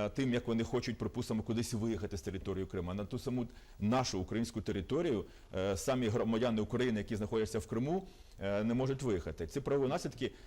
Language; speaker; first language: Ukrainian; native; Ukrainian